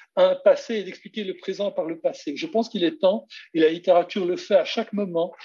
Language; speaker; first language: French; native; French